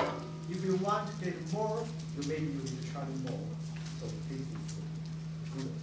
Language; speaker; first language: English; non-native, learner; Chinese